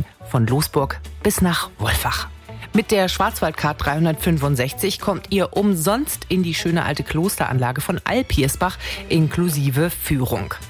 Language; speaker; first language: German; native; German